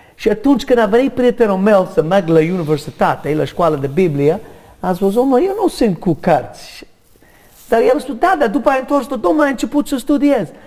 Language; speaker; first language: Romanian; non-native, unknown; English